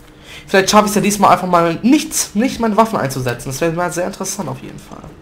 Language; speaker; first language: German; native; German